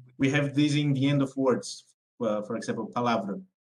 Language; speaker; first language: English; non-native, fluent; Portuguese